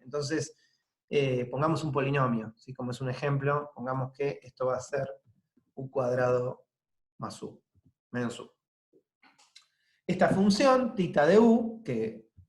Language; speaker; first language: Spanish; native; Spanish